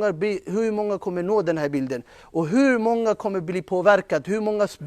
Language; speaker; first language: Swedish; non-native, fluent; Urdu